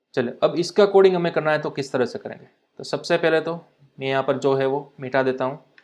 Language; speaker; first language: Hindi; non-native, local second language; Gujarati